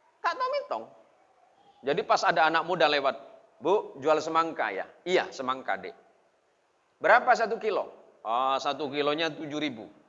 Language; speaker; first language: Indonesian; non-native, local second language; Madurese